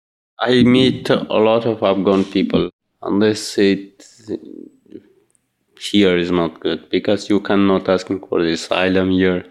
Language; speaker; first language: English; non-native, learner; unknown